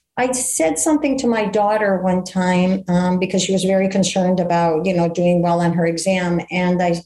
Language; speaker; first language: English; early bilingual, other home language; Greek